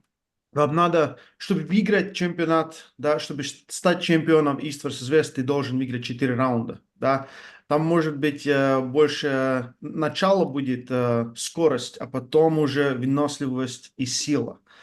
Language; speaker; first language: Russian; non-native, fluent; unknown